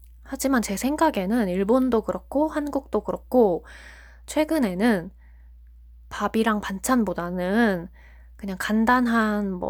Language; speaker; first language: Korean; non-native, fluent; Japanese